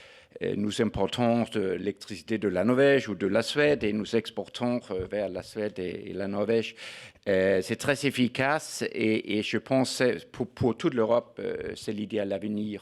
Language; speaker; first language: French; non-native, fluent; Danish